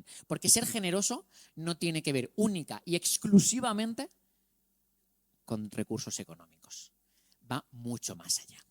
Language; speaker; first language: Spanish; native; Spanish